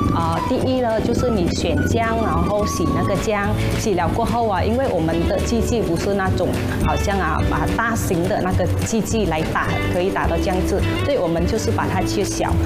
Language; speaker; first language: Chinese; non-native, fluent; Vietnamese